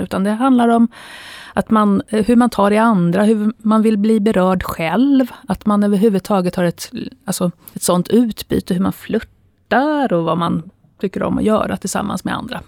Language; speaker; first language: Swedish; native; Swedish